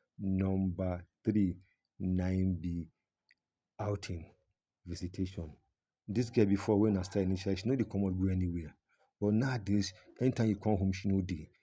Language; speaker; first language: Nigerian Pidgin; non-native, local second language; Yoruba